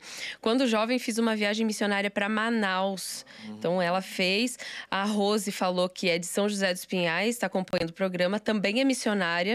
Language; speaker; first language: Portuguese; native; Portuguese